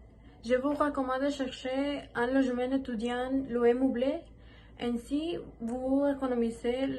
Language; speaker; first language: French; non-native, learner; Spanish